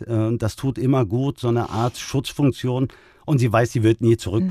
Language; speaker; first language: German; early bilingual, other home language; Turkish